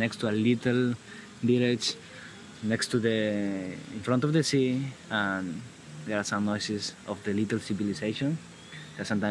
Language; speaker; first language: English; non-native, fluent; Spanish